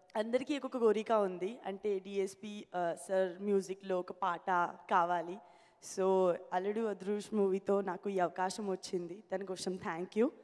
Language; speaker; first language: Telugu; non-native, learner; Gujarati